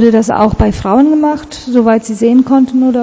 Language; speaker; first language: German; non-native, fluent; Italian